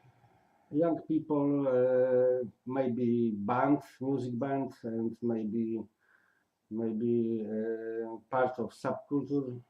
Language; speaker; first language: English; non-native, learner; Polish